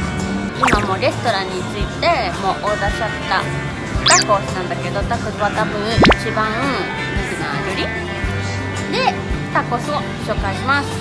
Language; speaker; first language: Japanese; non-native, fluent; Spanish